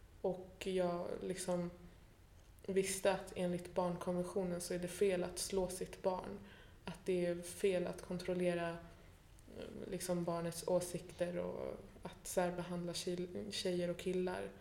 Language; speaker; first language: Swedish; early bilingual, other home language; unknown